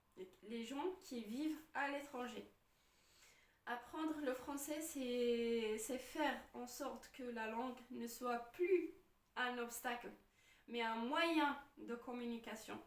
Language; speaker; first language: French; non-native, fluent; Arabic